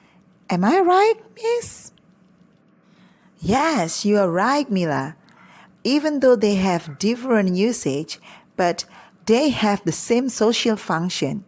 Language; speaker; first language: English; non-native, learner; Indonesian